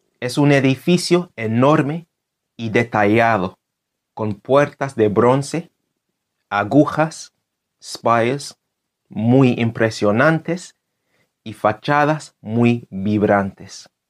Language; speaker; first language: Spanish; non-native, fluent; English